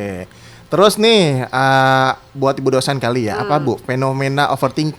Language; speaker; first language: Indonesian; native; Indonesian